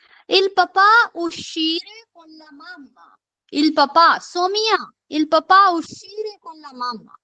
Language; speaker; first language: Italian; non-native, fluent; Urdu